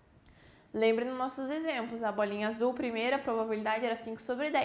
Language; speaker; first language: Portuguese; native; Portuguese